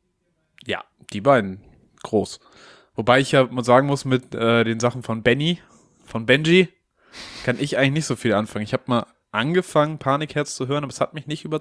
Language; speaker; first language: German; native; German